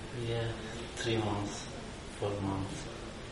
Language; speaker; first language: English; non-native, learner; Turkish